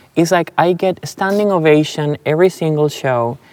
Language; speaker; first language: English; non-native, fluent; Spanish